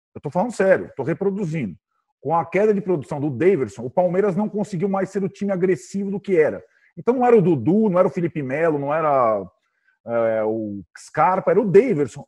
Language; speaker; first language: Portuguese; native; Portuguese